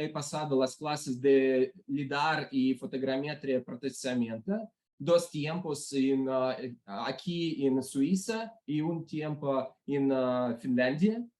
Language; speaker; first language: Spanish; non-native, learner; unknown